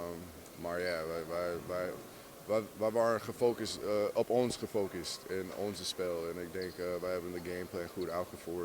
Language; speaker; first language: Dutch; non-native, fluent; English